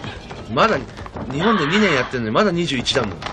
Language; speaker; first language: Japanese; native; Japanese